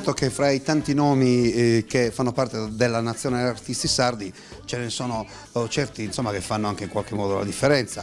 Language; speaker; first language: Italian; native; Italian